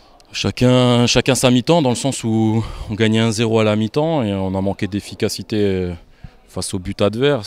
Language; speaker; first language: French; native; French